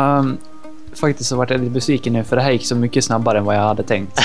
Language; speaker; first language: Swedish; native; Swedish